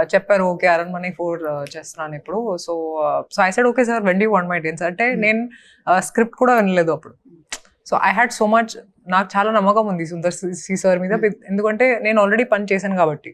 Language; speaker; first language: Telugu; non-native, fluent; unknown